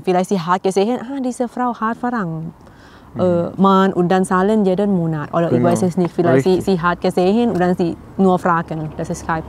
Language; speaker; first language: German; non-native, learner; Thai